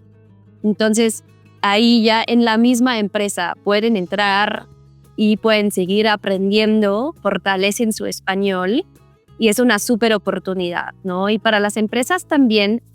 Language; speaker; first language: Spanish; non-native, fluent; English